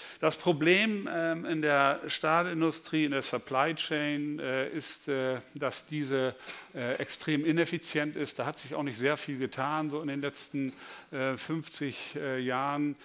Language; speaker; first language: German; native; German